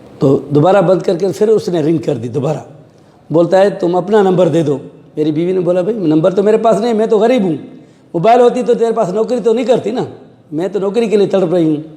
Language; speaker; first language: Urdu; non-native, local second language; Sindhi